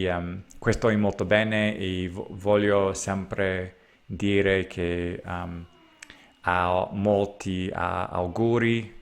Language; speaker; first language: Italian; non-native, learner; English